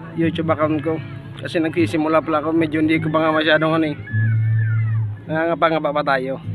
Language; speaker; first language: Filipino; native; Filipino